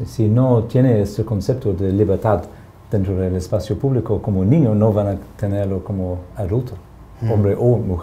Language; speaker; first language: Spanish; non-native, fluent; English